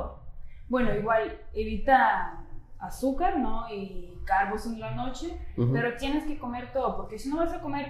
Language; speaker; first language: Spanish; non-native, fluent; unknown